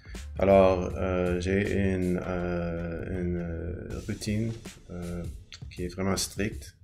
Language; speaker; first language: French; non-native, learner; English